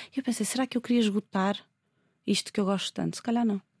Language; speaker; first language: Portuguese; native; Portuguese